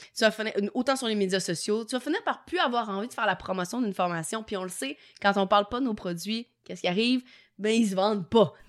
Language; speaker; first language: French; native; French